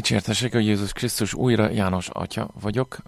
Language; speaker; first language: Hungarian; non-native, fluent; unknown